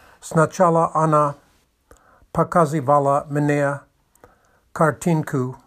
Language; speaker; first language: Russian; non-native, learner; English